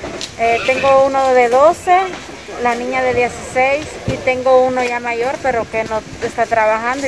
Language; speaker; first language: Spanish; native; Spanish